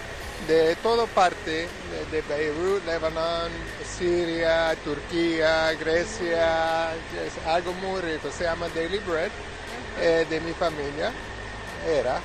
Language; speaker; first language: Spanish; non-native, fluent; Arabic